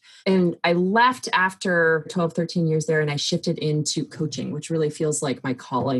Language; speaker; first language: English; native; English